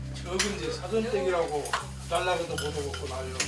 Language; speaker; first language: Korean; native; Korean